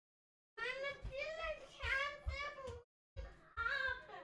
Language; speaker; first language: Danish; early bilingual, other home language; Vietnamese